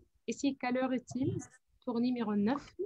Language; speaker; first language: French; non-native, fluent; Arabic